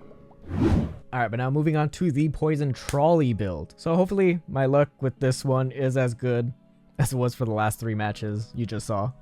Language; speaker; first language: English; native; English